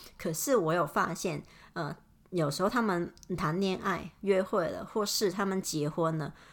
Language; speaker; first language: Chinese; non-native, local second language; Cantonese